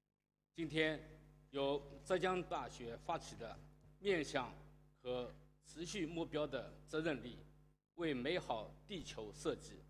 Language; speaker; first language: Chinese; native; Chinese